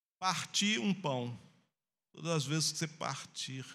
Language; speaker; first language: Portuguese; native; Portuguese